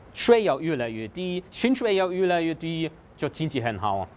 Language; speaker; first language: Chinese; non-native, fluent; German